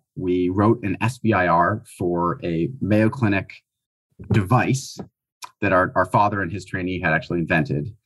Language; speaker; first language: English; native; English